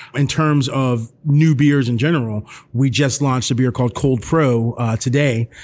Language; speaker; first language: English; native; English